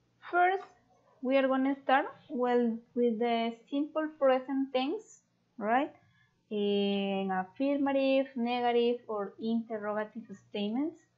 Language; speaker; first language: English; non-native, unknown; Spanish